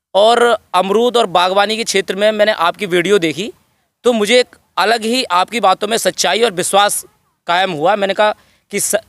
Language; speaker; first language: Hindi; native; Hindi